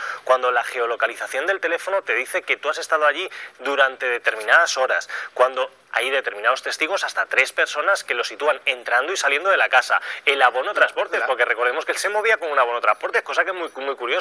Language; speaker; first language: Spanish; native; Spanish